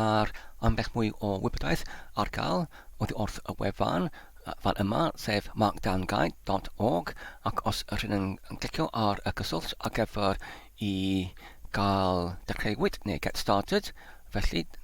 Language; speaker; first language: Welsh; non-native, fluent; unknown